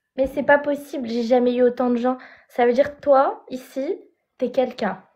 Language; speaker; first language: French; native; French